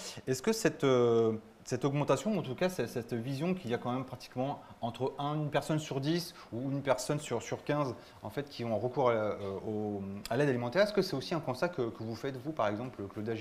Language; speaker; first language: French; native; French